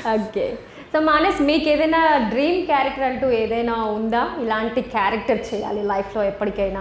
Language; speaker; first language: Telugu; native; Telugu